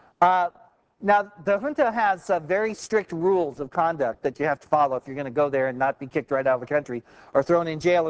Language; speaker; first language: English; native; English